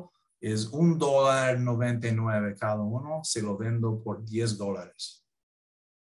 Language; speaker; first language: Spanish; non-native, fluent; English